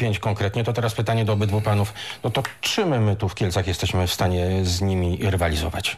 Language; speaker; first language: Polish; native; Polish